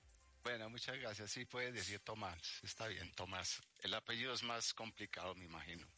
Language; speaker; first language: Spanish; native; Spanish